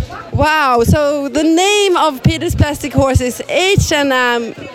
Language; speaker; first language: English; non-native, fluent; Swedish